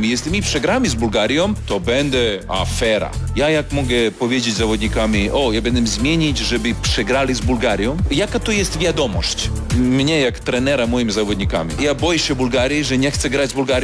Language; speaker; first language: Polish; non-native, fluent; Serbian